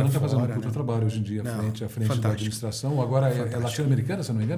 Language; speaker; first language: Portuguese; native; Portuguese